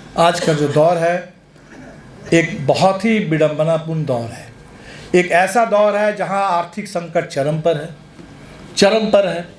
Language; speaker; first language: Hindi; non-native, local second language; Bangla